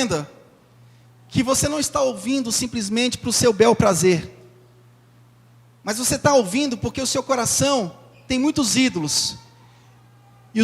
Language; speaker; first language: Portuguese; native; Portuguese